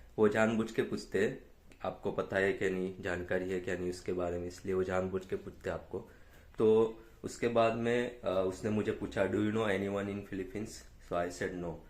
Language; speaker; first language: Hindi; non-native, local second language; Gujarati